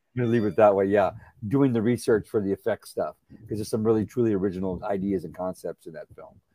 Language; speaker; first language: English; native; English